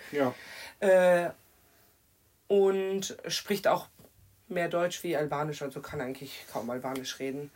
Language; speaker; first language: German; native; German